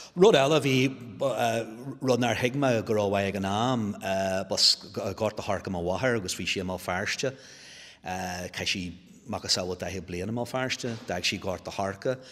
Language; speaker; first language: Irish; non-native, local second language; English